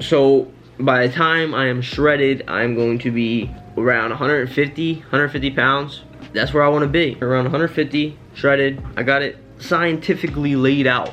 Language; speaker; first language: English; native; English